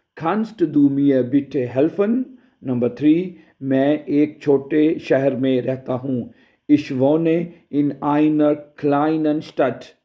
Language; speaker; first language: Urdu; native; Urdu